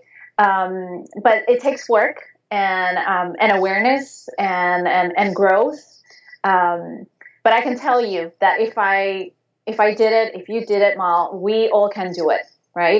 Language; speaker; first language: English; non-native, fluent; Spanish